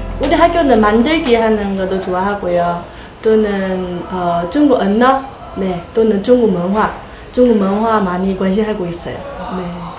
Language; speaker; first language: Korean; non-native, learner; Chinese